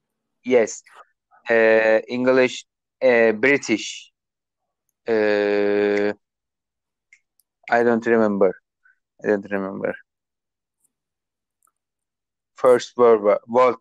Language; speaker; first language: English; non-native, learner; Turkish